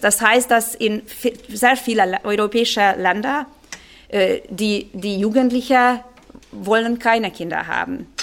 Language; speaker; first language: German; non-native, fluent; Hungarian